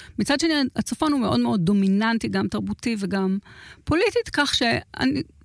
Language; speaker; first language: Hebrew; native; Hebrew